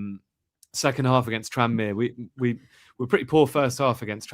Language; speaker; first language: English; native; English